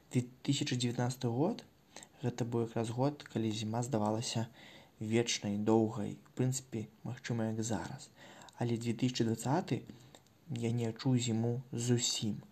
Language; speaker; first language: Belarusian; non-native, local second language; Russian